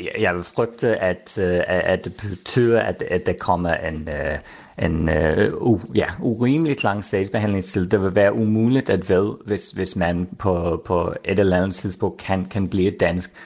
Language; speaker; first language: Danish; non-native, fluent; English